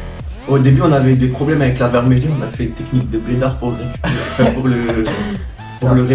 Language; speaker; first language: French; native; French